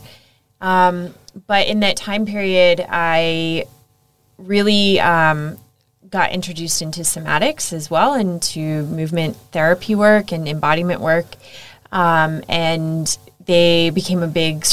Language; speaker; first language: English; native; English